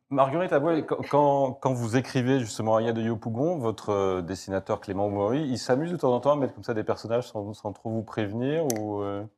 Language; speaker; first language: French; native; French